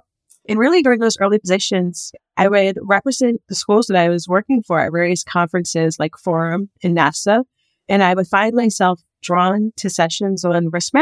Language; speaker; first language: English; native; English